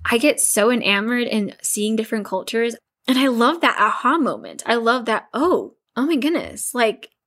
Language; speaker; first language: English; native; English